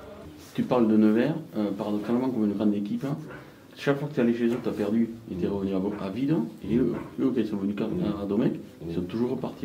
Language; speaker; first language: French; native; French